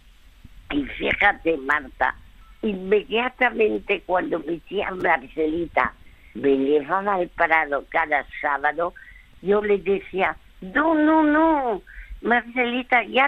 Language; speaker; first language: Spanish; early bilingual, other home language; French